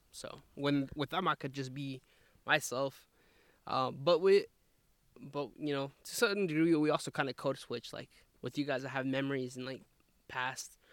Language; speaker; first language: English; early bilingual, other home language; Spanish